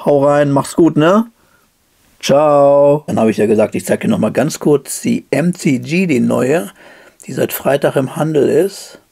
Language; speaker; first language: German; native; German